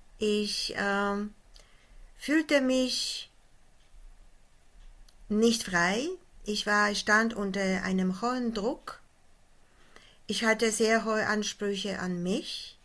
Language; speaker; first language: German; non-native, fluent; Polish